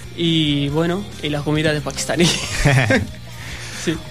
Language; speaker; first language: Spanish; non-native, learner; Urdu